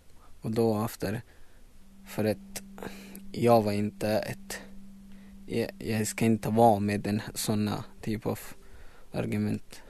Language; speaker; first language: Swedish; non-native, learner; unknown